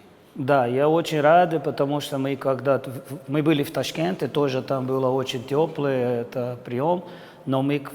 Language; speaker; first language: Russian; non-native, fluent; Portuguese